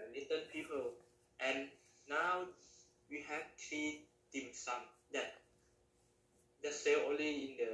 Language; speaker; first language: English; non-native, learner; Thai